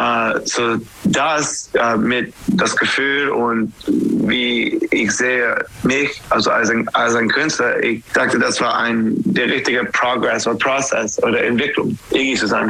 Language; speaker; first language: German; non-native, fluent; English